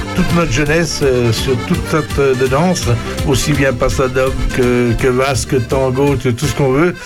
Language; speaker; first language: French; native; French